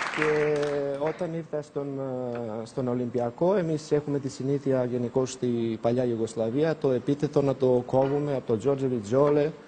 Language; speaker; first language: Greek; non-native, fluent; Serbian